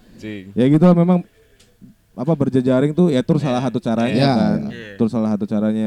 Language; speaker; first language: Indonesian; native; Indonesian